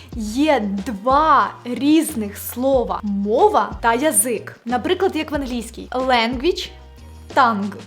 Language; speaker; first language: Ukrainian; non-native, local second language; Russian